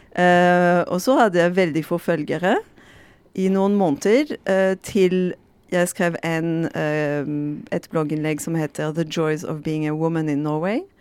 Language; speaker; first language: Norwegian; non-native, fluent; French